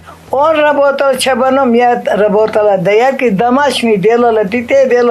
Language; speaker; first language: Russian; non-native, local second language; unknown